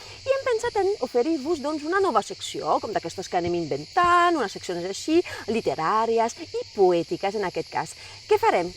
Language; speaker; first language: Catalan; native; Catalan